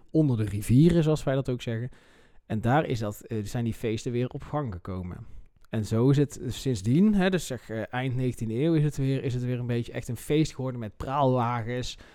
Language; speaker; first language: Dutch; native; Dutch